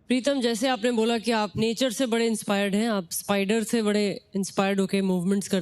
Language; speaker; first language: Hindi; native; Hindi